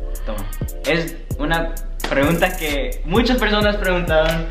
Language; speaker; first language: Spanish; early bilingual, heritage; Spanish